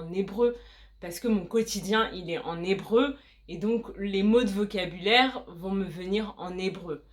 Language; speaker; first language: French; native; French